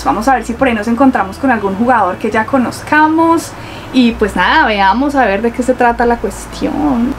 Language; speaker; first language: Spanish; native; Spanish